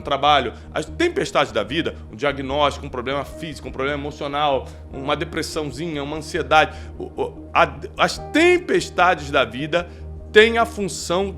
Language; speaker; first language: Portuguese; native; Portuguese